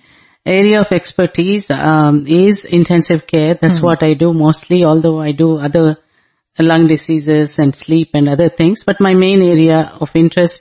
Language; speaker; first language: English; non-native, local second language; Telugu